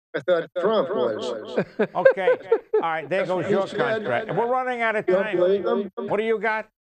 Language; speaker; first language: English; native; English